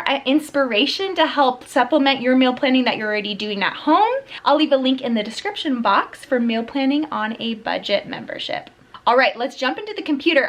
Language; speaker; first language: English; native; English